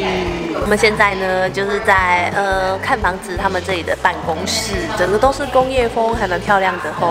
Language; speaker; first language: Chinese; native; Chinese